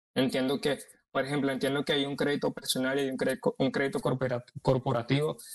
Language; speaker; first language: Spanish; native; Spanish